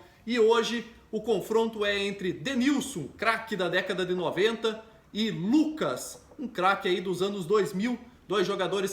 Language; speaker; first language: Portuguese; native; Portuguese